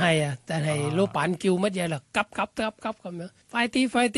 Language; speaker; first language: Cantonese; non-native, learner; Thai